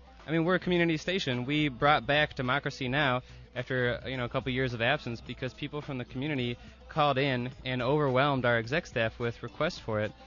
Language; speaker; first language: English; native; English